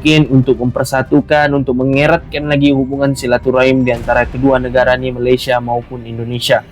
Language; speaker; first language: Malay; native; Malay